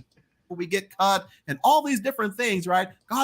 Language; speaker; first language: English; native; English